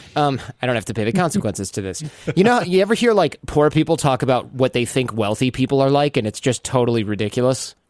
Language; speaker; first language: English; native; English